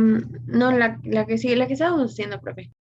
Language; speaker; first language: Spanish; native; Spanish